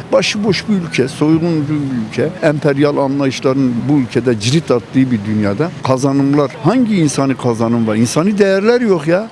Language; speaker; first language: Turkish; native; Turkish